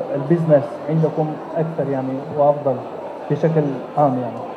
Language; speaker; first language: Arabic; non-native, fluent; Albanian